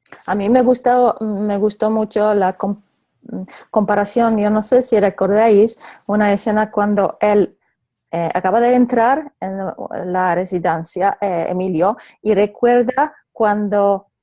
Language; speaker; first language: Spanish; non-native, fluent; Polish